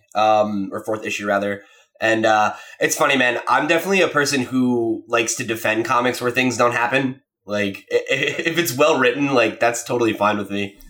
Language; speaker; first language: English; native; English